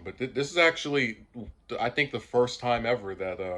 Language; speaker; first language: English; native; English